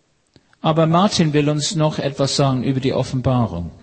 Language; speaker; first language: German; non-native, fluent; English